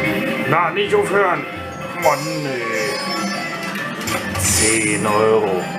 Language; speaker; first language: German; native; German